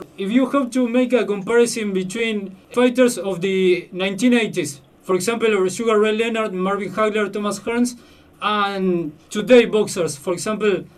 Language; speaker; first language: English; non-native, fluent; Spanish